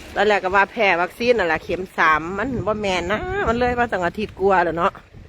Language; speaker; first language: Thai; native; Thai